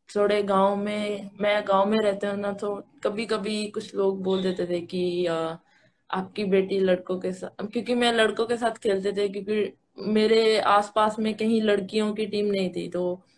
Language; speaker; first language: Hindi; native; Hindi